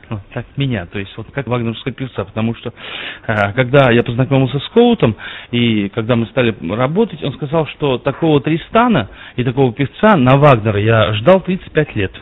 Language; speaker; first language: Russian; native; Russian